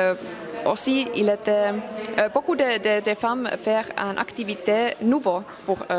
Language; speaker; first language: French; non-native, learner; Finnish